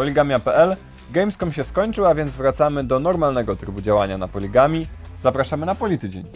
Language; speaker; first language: Polish; native; Polish